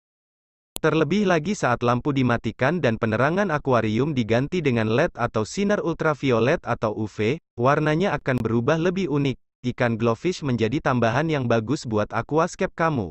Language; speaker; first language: Indonesian; native; Indonesian